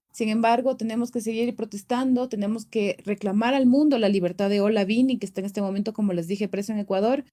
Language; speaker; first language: Spanish; native; Spanish